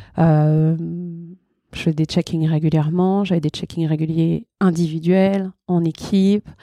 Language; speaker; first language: French; early bilingual, other home language; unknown